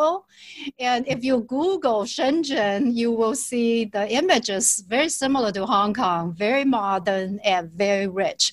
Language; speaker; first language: English; non-native, fluent; Chinese